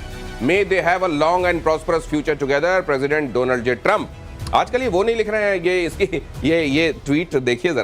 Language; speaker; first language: Hindi; native; Hindi